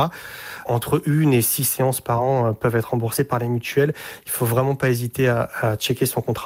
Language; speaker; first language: French; native; French